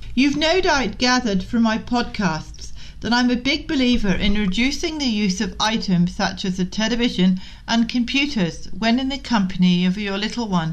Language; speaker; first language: English; native; English